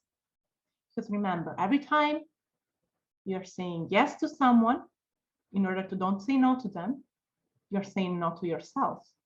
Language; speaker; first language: English; non-native, fluent; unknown